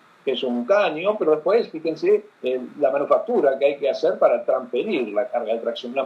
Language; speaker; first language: Spanish; native; Spanish